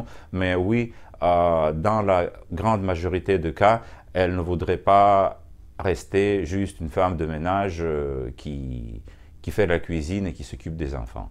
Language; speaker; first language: French; non-native, fluent; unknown